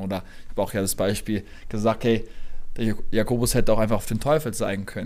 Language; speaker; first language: German; native; German